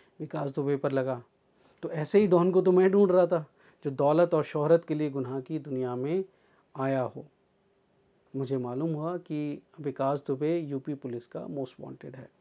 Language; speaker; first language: Hindi; native; Hindi